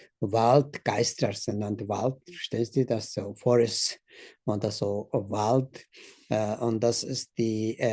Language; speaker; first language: German; non-native, learner; Tibetan